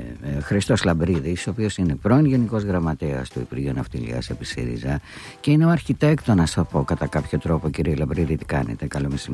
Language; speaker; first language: Greek; native; Greek